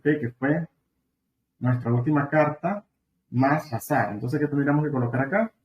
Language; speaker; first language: Spanish; native; Spanish